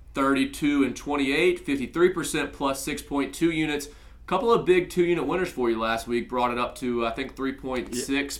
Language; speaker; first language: English; native; English